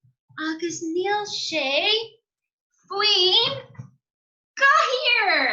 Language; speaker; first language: Irish; non-native, local second language; English